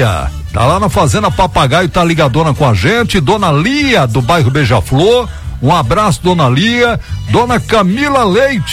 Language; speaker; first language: Portuguese; native; Portuguese